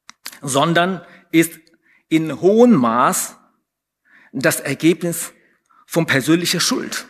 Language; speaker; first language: German; non-native, fluent; Chinese